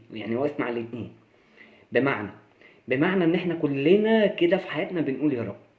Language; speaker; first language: Arabic; native; Arabic